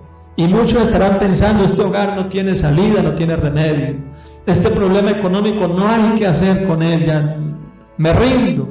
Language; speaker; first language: Spanish; native; Spanish